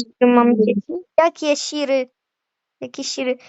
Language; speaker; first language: Polish; native; Polish